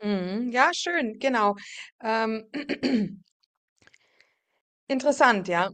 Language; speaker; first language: German; native; German